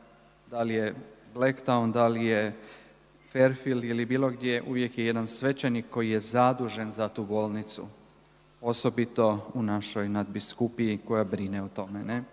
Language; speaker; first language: Croatian; native; Croatian